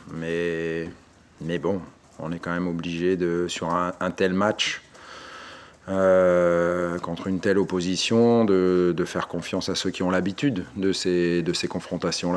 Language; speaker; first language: French; native; French